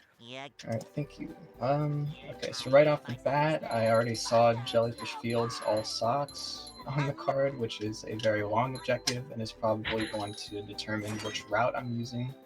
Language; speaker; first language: English; native; English